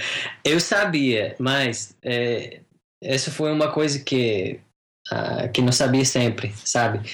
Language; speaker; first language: Portuguese; non-native, fluent; English